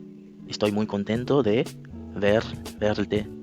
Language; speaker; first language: Spanish; non-native, fluent; French